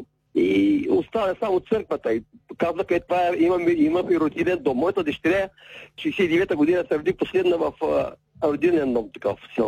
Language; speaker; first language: Bulgarian; native; Bulgarian